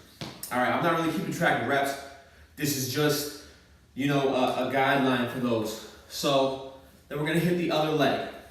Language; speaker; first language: English; native; English